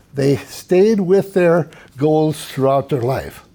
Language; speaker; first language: English; native; English